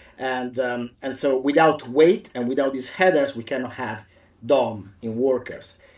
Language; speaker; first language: English; non-native, fluent; Italian